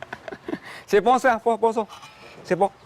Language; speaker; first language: French; non-native, learner; Chinese